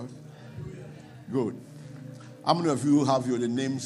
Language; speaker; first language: English; non-native, local second language; Akan